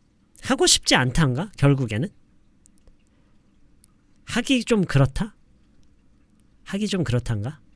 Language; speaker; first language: Korean; native; Korean